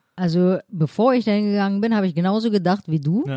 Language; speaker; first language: German; native; German